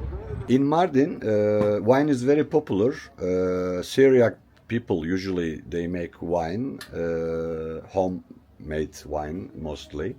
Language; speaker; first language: English; non-native, fluent; Turkish